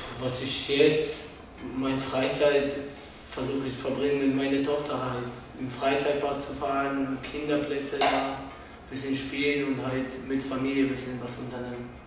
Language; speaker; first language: German; non-native, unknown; Polish